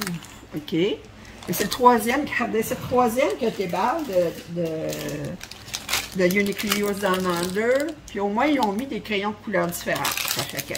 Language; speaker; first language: French; native; French